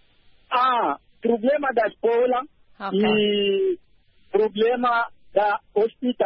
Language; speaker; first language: Portuguese; non-native, local second language; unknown